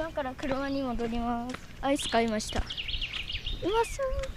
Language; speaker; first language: Japanese; early bilingual, other home language; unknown